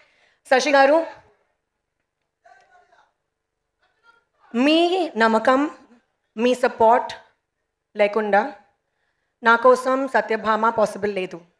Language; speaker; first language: Telugu; non-native, local second language; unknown